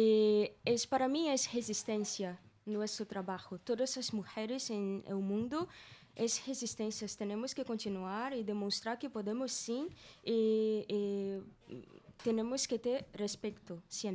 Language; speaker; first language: Spanish; non-native, learner; Portuguese